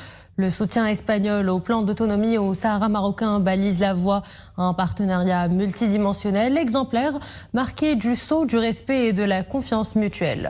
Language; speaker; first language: French; non-native, local second language; Arabic